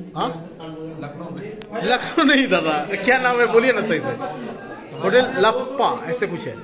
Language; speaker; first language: Hindi; non-native, local second language; Bangla